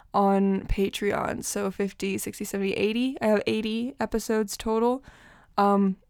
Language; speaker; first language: English; early bilingual, other home language; Portuguese